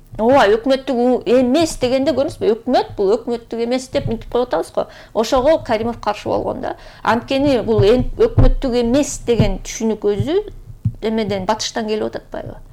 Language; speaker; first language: Kyrgyz; native; Kyrgyz